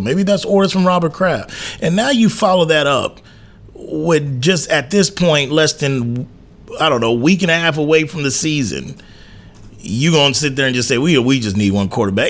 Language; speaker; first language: English; native; English